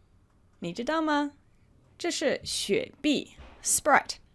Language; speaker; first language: Chinese; non-native, fluent; English